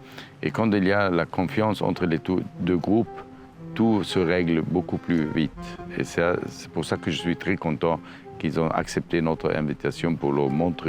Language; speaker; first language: French; non-native, fluent; Arabic